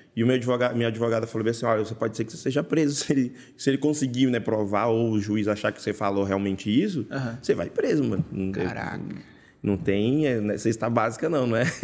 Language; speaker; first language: Portuguese; native; Portuguese